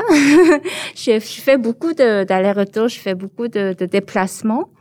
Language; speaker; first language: French; early bilingual, other home language; Korean